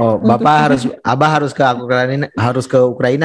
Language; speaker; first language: Indonesian; native; Indonesian